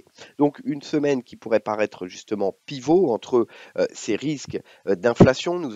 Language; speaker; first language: French; native; French